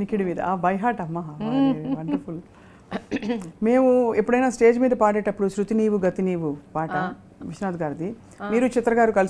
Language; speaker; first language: Telugu; native; Telugu